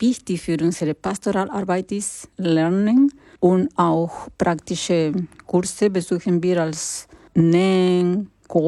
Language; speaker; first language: German; non-native, learner; Spanish